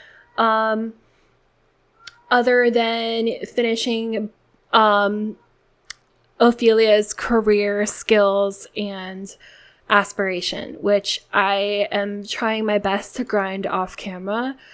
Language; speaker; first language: English; native; English